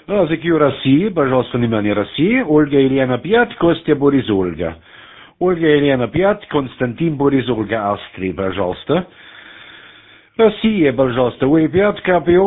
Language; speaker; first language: Russian; non-native, learner; German